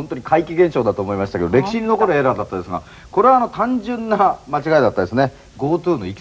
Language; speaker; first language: Japanese; native; Japanese